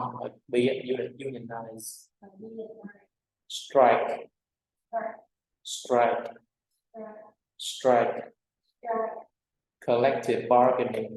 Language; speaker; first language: English; non-native, fluent; Vietnamese